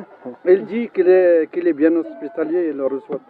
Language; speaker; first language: French; non-native, local second language; Arabic